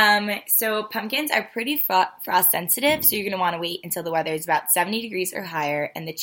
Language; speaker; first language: English; native; English